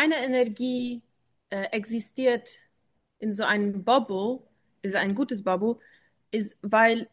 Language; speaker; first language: German; non-native, learner; English